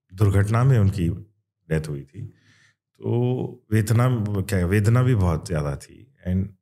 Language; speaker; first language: Hindi; non-native, local second language; Kannada